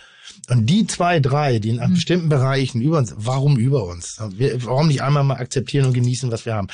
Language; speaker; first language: German; native; German